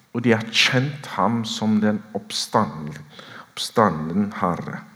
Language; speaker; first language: Norwegian; non-native, fluent; Oromo